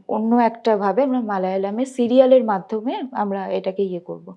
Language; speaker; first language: Bangla; native; Bangla